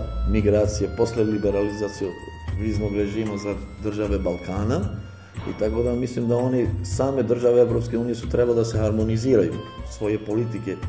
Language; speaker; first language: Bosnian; non-native, local second language; Albanian